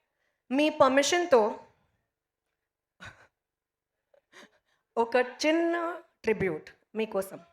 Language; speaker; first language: Telugu; non-native, learner; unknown